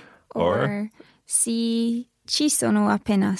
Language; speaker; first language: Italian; non-native, learner; English